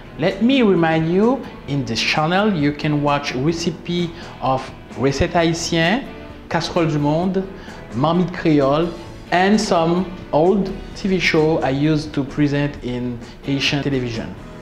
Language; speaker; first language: English; non-native, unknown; Haitian Creole